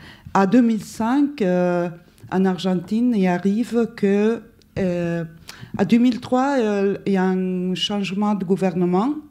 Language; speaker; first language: French; non-native, fluent; Spanish